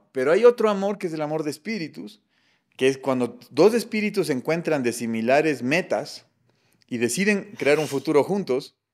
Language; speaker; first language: Spanish; native; Spanish